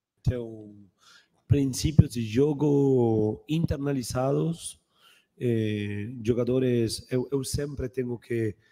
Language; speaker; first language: Portuguese; non-native, learner; Spanish